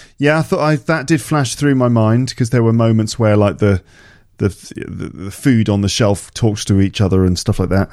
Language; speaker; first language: English; native; English